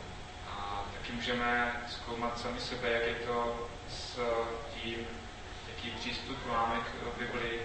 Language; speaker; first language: Czech; non-native, fluent; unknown